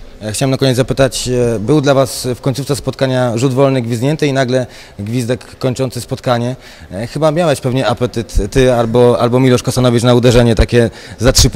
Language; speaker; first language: Polish; native; Polish